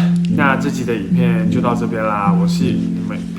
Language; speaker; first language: Chinese; native; Chinese